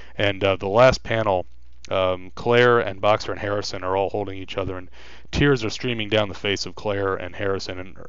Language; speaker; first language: English; native; English